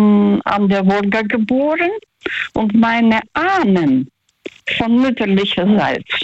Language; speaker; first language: German; early bilingual, heritage; German